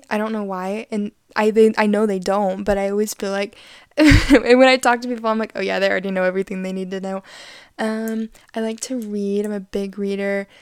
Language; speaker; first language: English; native; English